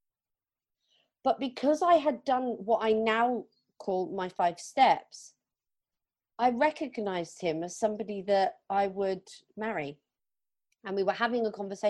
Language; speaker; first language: English; native; English